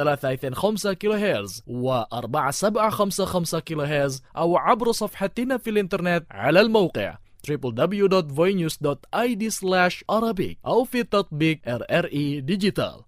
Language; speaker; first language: Arabic; non-native, fluent; Indonesian